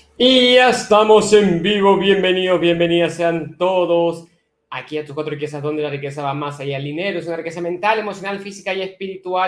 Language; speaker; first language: Spanish; native; Spanish